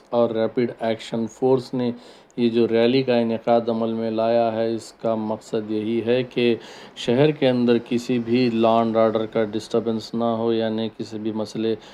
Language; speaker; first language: Urdu; native; Urdu